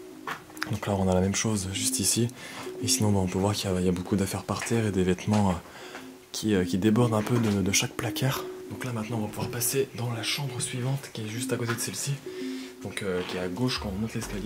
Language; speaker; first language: French; native; French